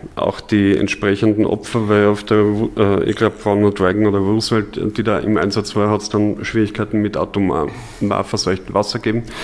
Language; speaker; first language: German; native; German